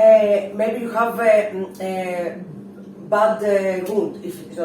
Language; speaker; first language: English; non-native, fluent; Greek